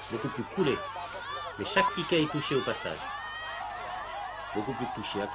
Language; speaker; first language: French; native; French